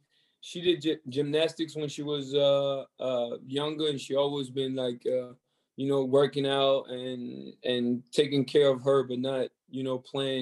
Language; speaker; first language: English; non-native, fluent; French